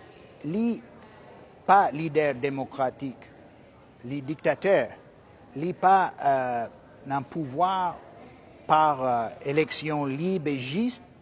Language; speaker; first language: Haitian Creole; non-native, fluent; English